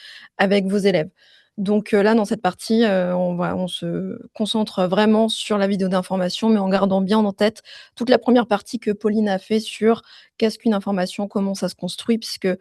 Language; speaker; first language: French; native; French